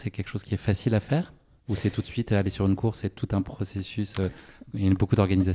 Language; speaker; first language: French; native; French